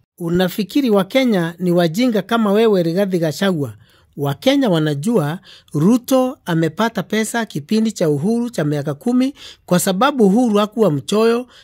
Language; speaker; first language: Swahili; non-native, local second language; Luo (Kenya and Tanzania)